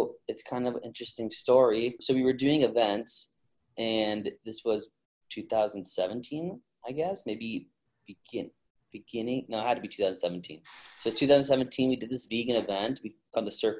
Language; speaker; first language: English; native; English